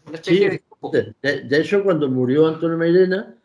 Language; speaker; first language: Spanish; native; Spanish